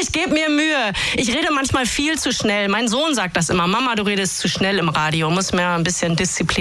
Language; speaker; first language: German; native; German